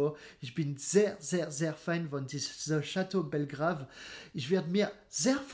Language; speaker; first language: German; non-native, fluent; French